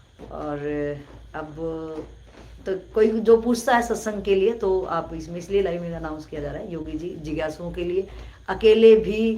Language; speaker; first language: Hindi; native; Hindi